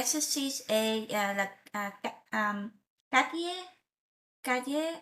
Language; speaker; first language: French; non-native, learner; Vietnamese